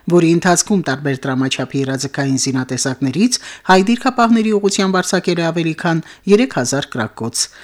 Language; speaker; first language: Armenian; native; Armenian